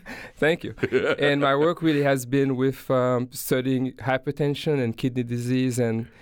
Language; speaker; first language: English; non-native, fluent; Haitian Creole